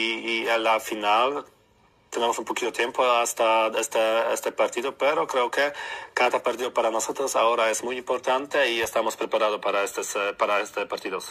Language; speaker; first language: Spanish; non-native, learner; Polish